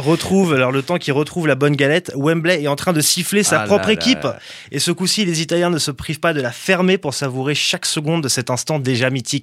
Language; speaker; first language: French; native; French